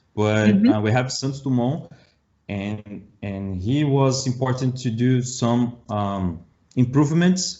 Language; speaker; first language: English; non-native, learner; Portuguese